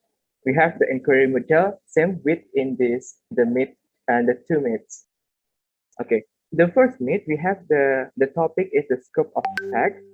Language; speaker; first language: English; non-native, learner; Indonesian